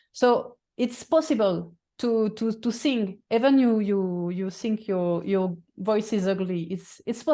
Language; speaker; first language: English; non-native, fluent; French